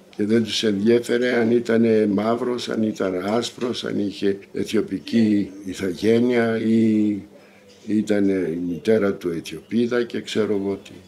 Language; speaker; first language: Greek; early bilingual, heritage; Greek